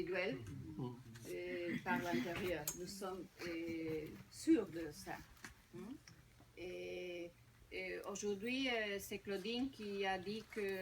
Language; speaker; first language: French; non-native, fluent; Spanish